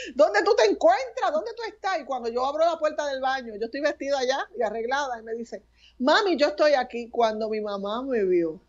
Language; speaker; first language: Spanish; native; Spanish